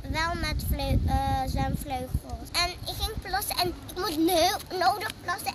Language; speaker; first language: Dutch; early bilingual, other home language; Indonesian